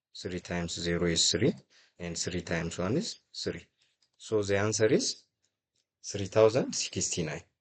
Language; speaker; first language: English; non-native, local second language; Amharic